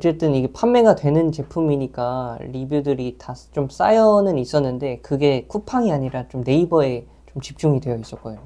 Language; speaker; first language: Korean; native; Korean